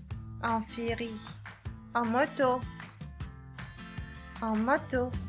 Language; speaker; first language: French; non-native, fluent; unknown